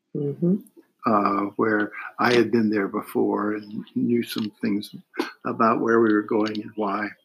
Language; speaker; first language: English; native; English